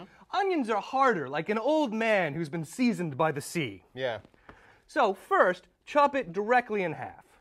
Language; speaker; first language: English; native; English